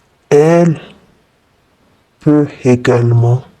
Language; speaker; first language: French; non-native, fluent; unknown